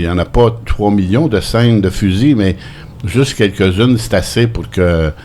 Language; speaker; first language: French; native; French